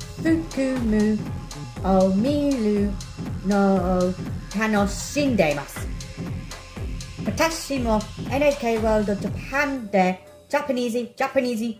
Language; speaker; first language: Japanese; non-native, learner; English